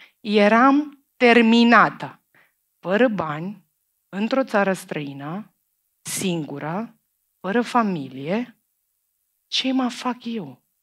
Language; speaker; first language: Romanian; non-native, fluent; Macedonian